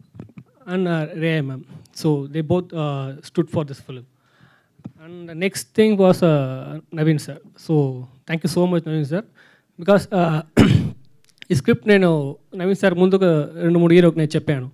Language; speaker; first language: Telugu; non-native, learner; Tamil